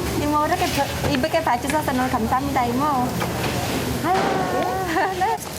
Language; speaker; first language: Korean; non-native, learner; Khmer